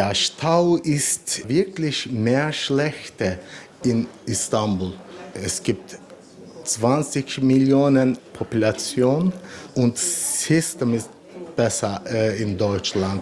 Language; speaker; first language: German; non-native, learner; Turkish